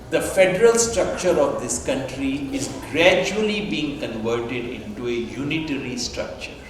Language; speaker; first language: English; non-native, local second language; Hindi